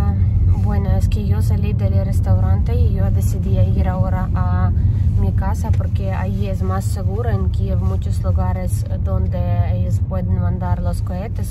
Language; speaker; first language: Spanish; non-native, learner; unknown